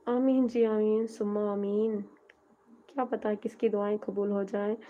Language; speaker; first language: Hindi; non-native, local second language; Urdu